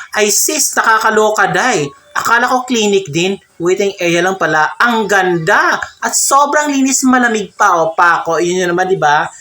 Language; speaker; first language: Filipino; non-native, local second language; Cebuano